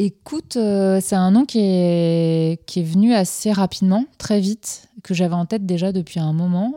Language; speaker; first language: French; native; French